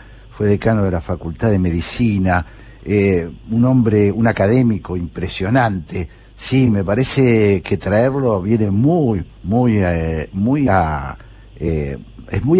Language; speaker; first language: Spanish; native; Spanish